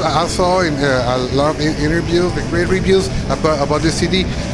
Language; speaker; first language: English; non-native, learner; Spanish